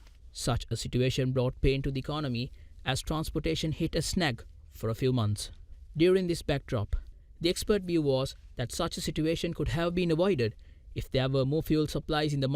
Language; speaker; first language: English; non-native, local second language; Sinhala